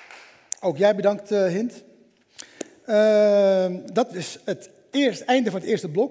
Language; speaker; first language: Dutch; native; Dutch